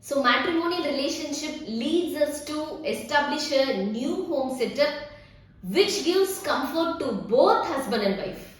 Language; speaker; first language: English; non-native, local second language; Tamil